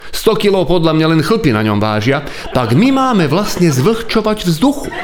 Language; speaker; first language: Slovak; non-native, local second language; Hungarian